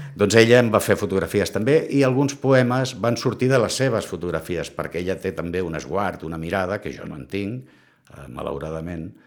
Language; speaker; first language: Catalan; non-native, local second language; Spanish